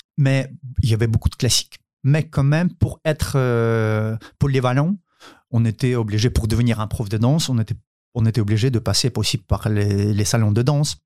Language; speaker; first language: French; non-native, fluent; Ukrainian